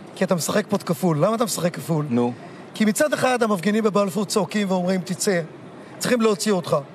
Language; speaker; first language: Hebrew; native; Hebrew